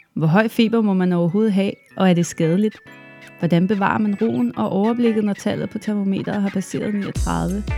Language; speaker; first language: Danish; non-native, fluent; German